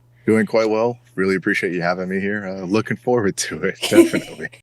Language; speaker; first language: English; native; English